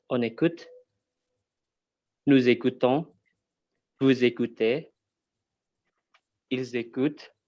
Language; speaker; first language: French; non-native, learner; Indonesian